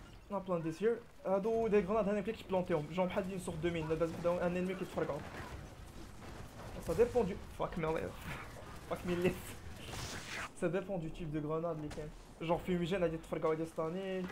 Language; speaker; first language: French; non-native, local second language; Arabic